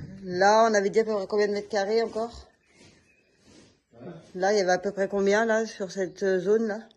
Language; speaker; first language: French; native; French